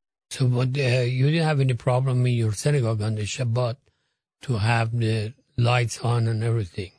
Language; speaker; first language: English; non-native, fluent; Persian